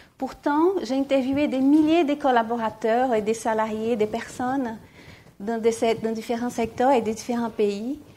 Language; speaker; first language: French; non-native, fluent; Portuguese